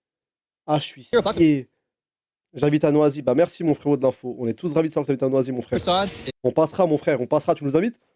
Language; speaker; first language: French; native; French